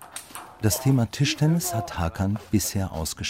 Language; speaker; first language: German; native; German